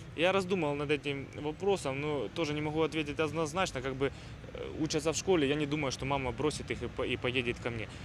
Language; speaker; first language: Russian; native; Russian